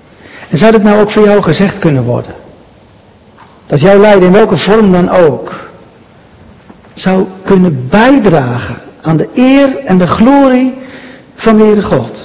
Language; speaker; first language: Dutch; native; Dutch